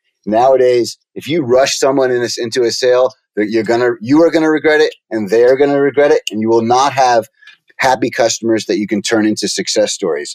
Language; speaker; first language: English; native; English